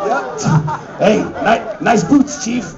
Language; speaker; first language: English; native; English